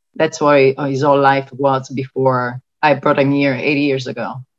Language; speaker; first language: English; non-native, fluent; Italian